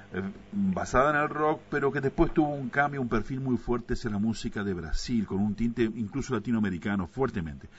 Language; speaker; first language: Spanish; native; Spanish